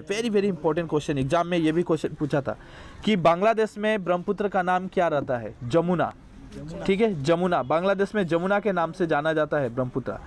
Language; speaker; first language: Hindi; non-native, local second language; Assamese